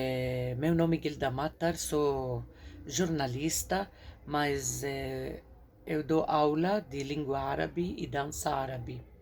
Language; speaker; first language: Portuguese; non-native, fluent; Arabic